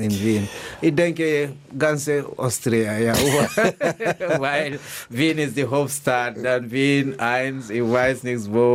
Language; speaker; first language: German; non-native, learner; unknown